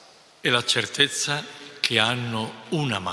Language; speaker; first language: Italian; non-native, fluent; Spanish